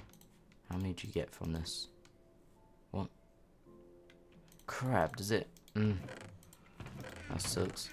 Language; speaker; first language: English; native; English